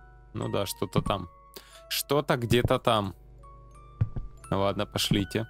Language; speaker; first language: Russian; native; Russian